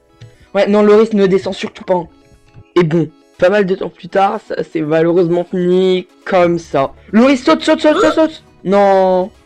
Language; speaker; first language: French; native; French